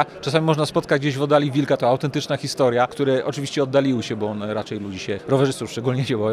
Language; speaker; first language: Polish; native; Polish